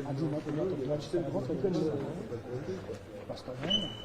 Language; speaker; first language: Russian; non-native, local second language; Georgian